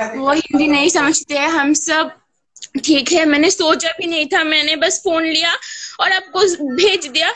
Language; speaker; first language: Hindi; non-native, learner; Bangla